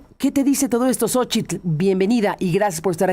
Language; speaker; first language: Spanish; native; Spanish